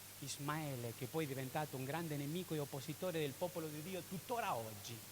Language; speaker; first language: Italian; non-native, fluent; Spanish